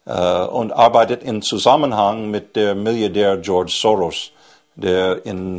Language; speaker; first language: German; non-native, fluent; English